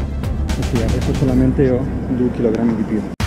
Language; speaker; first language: Italian; non-native, fluent; Spanish